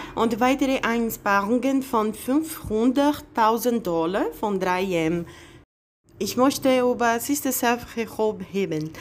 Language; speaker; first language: German; non-native, fluent; Portuguese